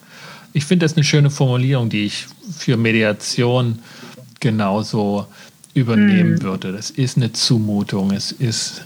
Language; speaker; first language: German; native; German